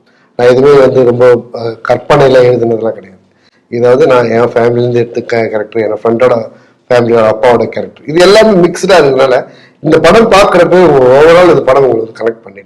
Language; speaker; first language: Tamil; native; Tamil